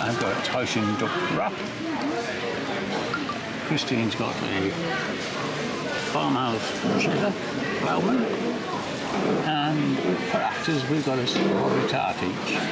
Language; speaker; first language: English; native; English